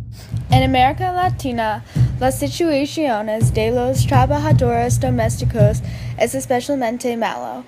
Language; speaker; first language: Spanish; non-native, learner; English